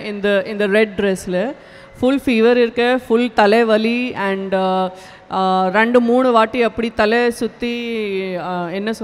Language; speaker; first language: Tamil; non-native, learner; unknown